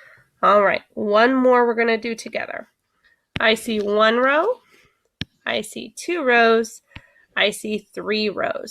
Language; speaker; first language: English; native; English